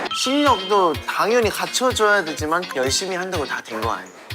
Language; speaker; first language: Korean; non-native, fluent; Thai